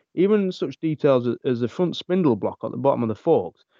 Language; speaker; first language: English; native; English